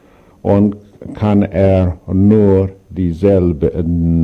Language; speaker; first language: German; non-native, learner; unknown